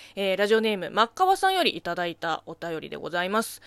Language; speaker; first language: Japanese; non-native, fluent; Chinese